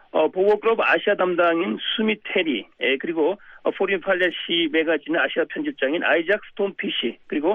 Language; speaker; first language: Korean; native; Korean